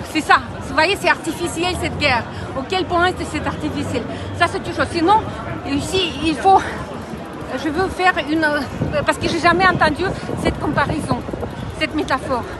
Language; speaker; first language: French; non-native, fluent; Russian